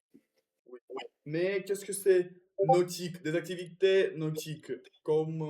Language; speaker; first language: French; non-native, learner; Russian